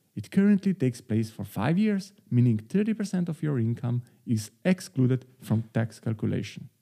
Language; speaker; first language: English; non-native, fluent; Slovenian